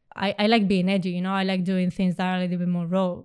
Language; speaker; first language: English; non-native, fluent; Spanish